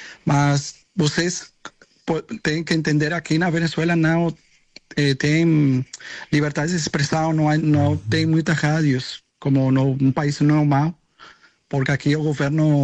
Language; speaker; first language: Portuguese; non-native, learner; Spanish